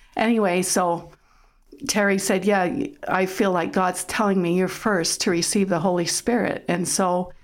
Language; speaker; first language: English; early bilingual, other home language; German